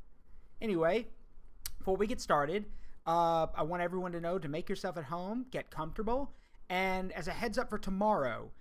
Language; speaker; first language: English; native; English